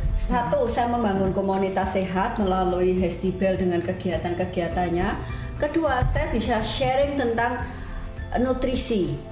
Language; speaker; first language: Indonesian; native; Indonesian